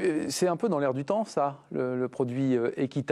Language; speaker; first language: French; native; French